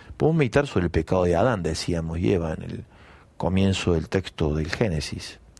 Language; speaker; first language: Spanish; native; Spanish